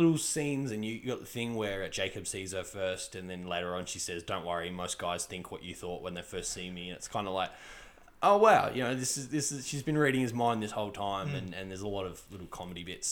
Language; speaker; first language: English; native; English